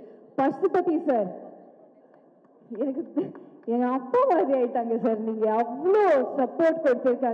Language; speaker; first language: Tamil; non-native, local second language; Malayalam